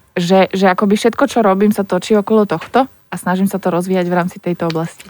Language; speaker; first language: Slovak; native; Slovak